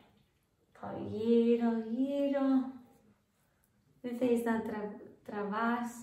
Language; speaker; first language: Greek; early bilingual, heritage; English